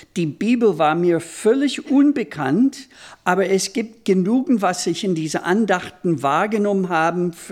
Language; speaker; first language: German; non-native, fluent; English